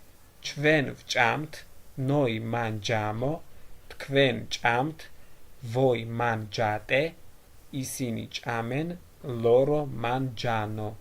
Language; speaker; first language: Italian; non-native, fluent; Georgian